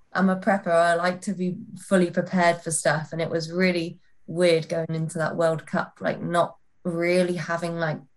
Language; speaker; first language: English; native; English